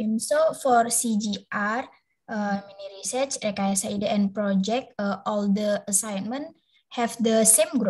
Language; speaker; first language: English; non-native, learner; Indonesian